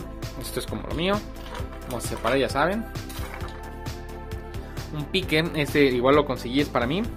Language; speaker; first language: Spanish; native; Spanish